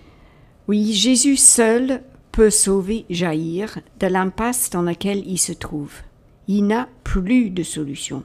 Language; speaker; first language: French; native; French